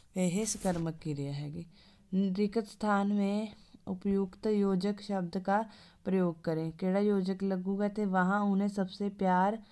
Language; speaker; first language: Hindi; non-native, local second language; Punjabi